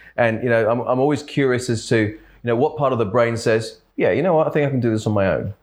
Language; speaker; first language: English; native; English